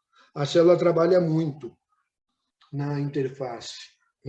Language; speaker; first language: Portuguese; native; Portuguese